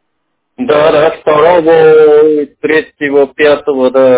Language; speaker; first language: Russian; non-native, learner; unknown